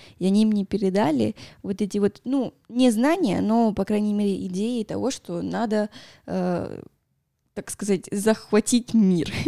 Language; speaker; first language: Russian; non-native, fluent; Spanish